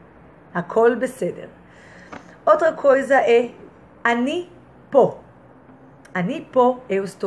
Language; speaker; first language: Portuguese; non-native, fluent; Hebrew